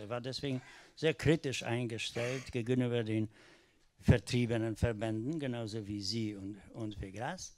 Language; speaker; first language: German; non-native, fluent; Polish